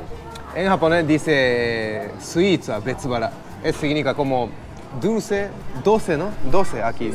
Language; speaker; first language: Spanish; non-native, fluent; Japanese